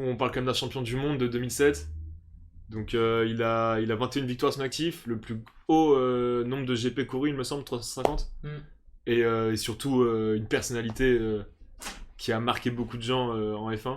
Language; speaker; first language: French; native; French